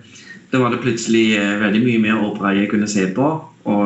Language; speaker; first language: Norwegian; non-native, fluent; Dutch